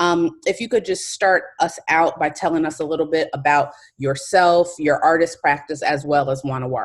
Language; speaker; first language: English; native; English